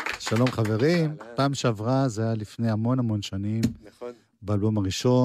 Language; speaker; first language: Hebrew; native; Hebrew